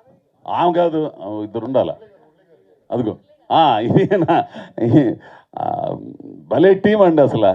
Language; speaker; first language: Telugu; native; Telugu